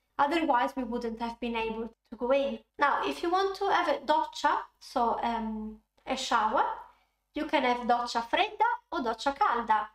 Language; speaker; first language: English; non-native, fluent; Italian